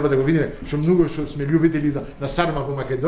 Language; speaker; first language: Macedonian; non-native, fluent; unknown